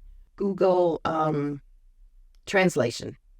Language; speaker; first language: English; native; English